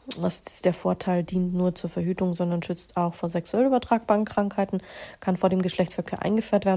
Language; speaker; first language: German; native; German